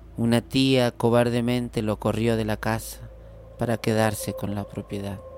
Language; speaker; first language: Spanish; native; Spanish